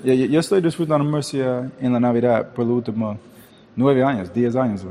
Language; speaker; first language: Spanish; early bilingual, heritage; English